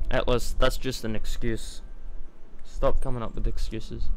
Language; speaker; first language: English; native; English